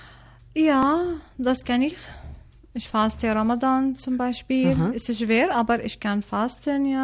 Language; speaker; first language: German; non-native, learner; Arabic